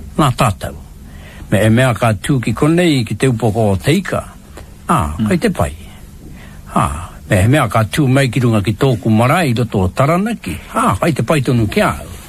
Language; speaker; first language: Māori; native; Māori